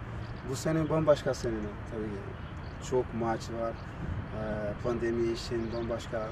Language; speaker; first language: Turkish; non-native, learner; Portuguese